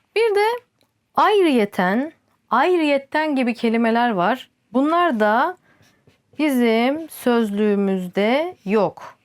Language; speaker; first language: Turkish; native; Turkish